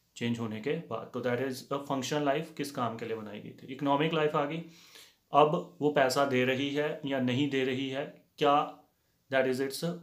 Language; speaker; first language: Hindi; native; Hindi